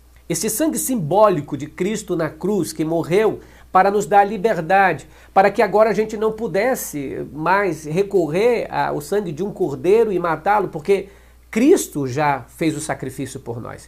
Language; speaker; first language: Portuguese; native; Portuguese